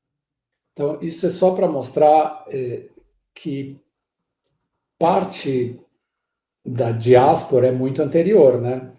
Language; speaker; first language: Portuguese; early bilingual, other home language; Guarani